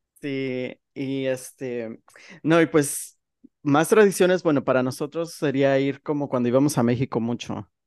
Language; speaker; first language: Spanish; early bilingual, heritage; Spanish